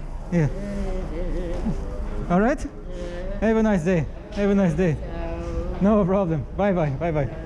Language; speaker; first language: English; non-native, fluent; German